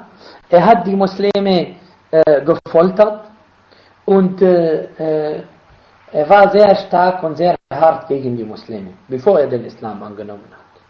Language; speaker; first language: German; non-native, fluent; Arabic